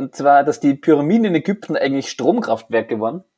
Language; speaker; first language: German; native; German